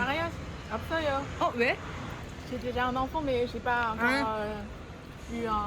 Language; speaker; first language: Korean; non-native, learner; French